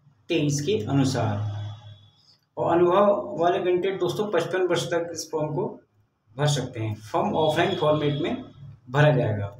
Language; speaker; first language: Hindi; native; Hindi